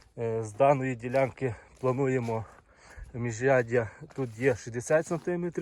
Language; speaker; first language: Ukrainian; native; Ukrainian